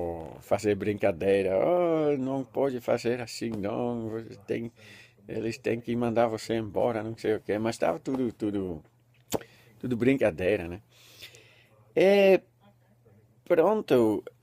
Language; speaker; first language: Portuguese; non-native, learner; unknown